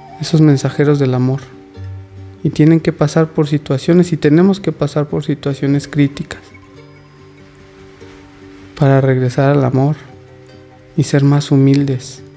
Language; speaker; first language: Spanish; native; Spanish